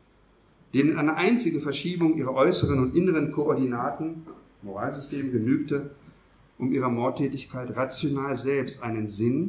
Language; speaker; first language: German; native; German